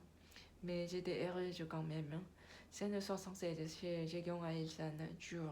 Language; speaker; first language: French; non-native, learner; Korean